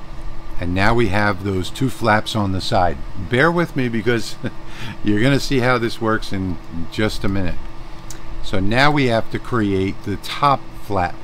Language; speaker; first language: English; native; English